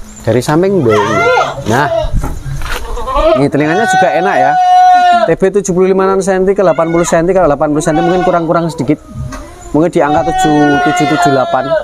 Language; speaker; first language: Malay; non-native, local second language; Javanese